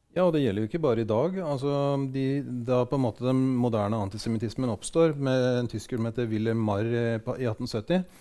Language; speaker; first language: Norwegian; native; Norwegian